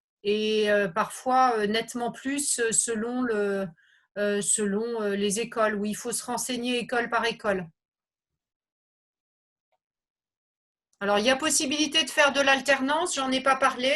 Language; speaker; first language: French; native; French